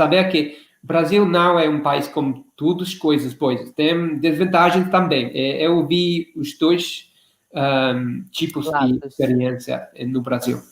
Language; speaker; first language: Portuguese; non-native, learner; English